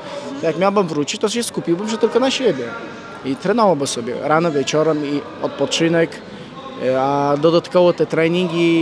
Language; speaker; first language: Polish; non-native, fluent; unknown